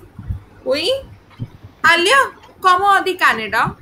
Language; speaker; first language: French; non-native, fluent; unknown